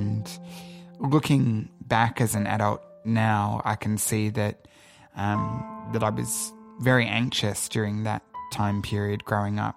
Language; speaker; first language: English; native; English